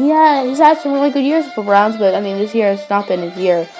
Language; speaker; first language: English; native; English